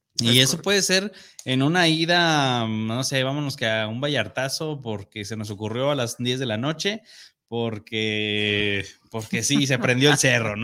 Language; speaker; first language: Spanish; native; Spanish